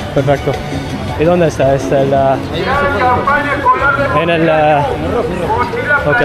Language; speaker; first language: Spanish; non-native, learner; English